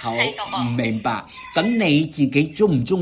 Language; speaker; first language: Cantonese; native; Cantonese